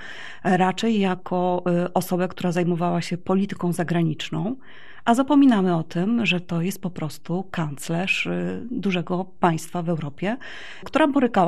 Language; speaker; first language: Polish; native; Polish